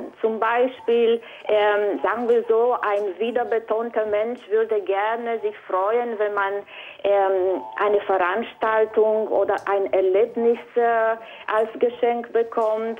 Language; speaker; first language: German; non-native, fluent; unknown